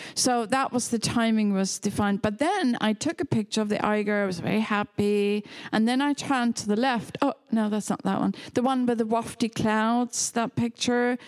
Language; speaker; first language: English; non-native, fluent; German